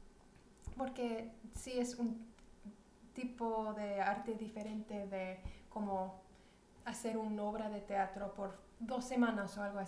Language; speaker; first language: Spanish; early bilingual, other home language; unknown